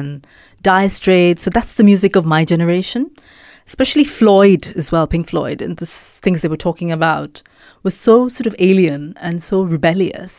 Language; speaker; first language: English; non-native, local second language; Malayalam